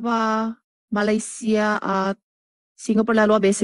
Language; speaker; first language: Filipino; non-native, learner; Chinese